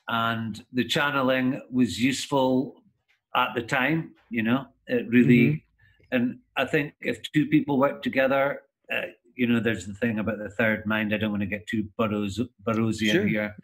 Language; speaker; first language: English; native; English